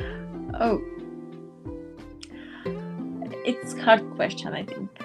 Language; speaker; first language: English; non-native, learner; Russian